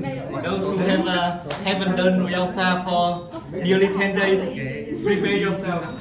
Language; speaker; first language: English; non-native, learner; Vietnamese